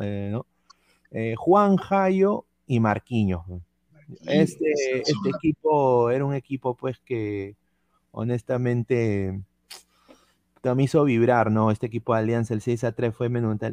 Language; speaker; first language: Spanish; native; Spanish